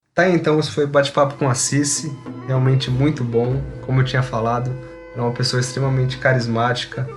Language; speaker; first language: Portuguese; native; Portuguese